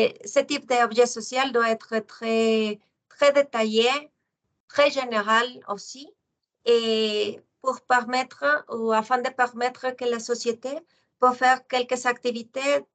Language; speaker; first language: French; non-native, fluent; Spanish